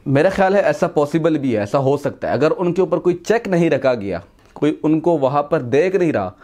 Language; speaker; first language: Urdu; non-native, local second language; Punjabi